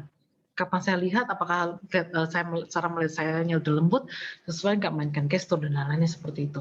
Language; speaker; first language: Indonesian; native; Indonesian